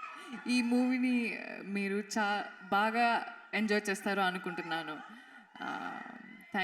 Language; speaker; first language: Telugu; non-native, fluent; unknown